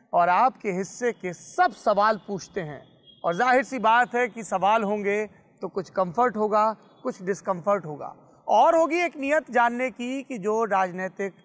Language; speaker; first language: Hindi; native; Hindi